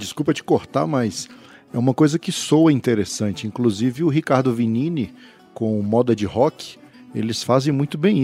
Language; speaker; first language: Portuguese; native; Portuguese